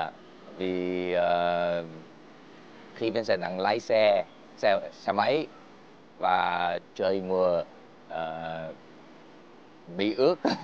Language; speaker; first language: Vietnamese; non-native, learner; Dutch